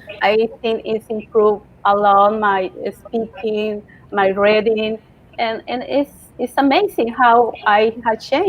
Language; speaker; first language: English; non-native, learner; Spanish